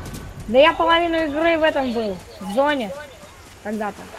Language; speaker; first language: Russian; native; Russian